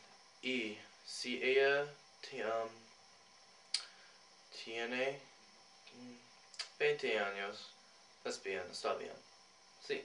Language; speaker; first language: Spanish; non-native, learner; English